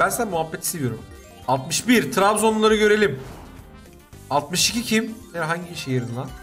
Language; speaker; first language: Turkish; native; Turkish